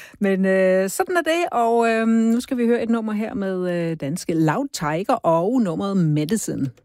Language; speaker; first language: Danish; native; Danish